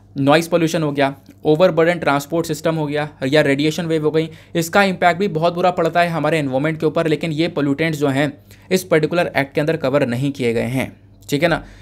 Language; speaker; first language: Hindi; native; Hindi